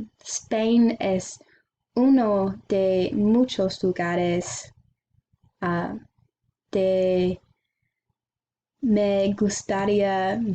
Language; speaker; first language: Spanish; non-native, learner; English